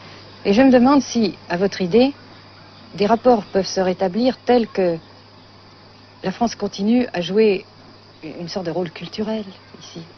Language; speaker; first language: French; native; French